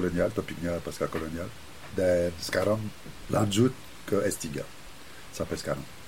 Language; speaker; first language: Indonesian; non-native, fluent; French